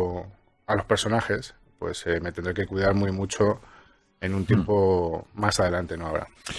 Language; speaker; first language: Spanish; native; Spanish